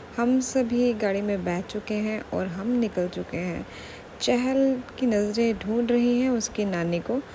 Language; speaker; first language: Hindi; native; Hindi